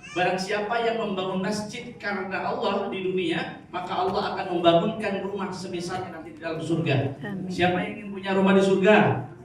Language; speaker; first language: Indonesian; native; Indonesian